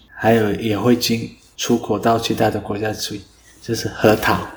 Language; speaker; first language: Chinese; non-native, learner; Kurdish